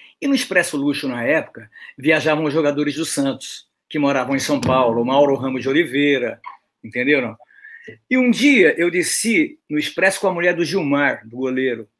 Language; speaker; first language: Portuguese; native; Portuguese